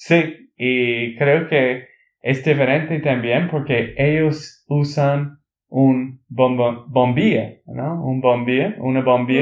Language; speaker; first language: Spanish; non-native, learner; English